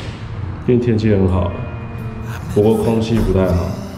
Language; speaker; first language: Chinese; native; Chinese